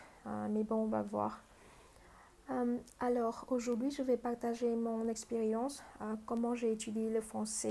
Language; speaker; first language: French; non-native, fluent; Vietnamese